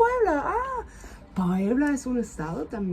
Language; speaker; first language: Spanish; non-native, fluent; German